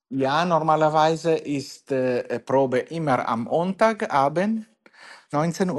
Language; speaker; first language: German; non-native, fluent; Italian